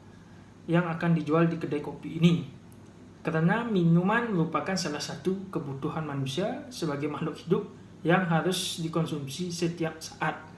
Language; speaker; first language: Indonesian; native; Indonesian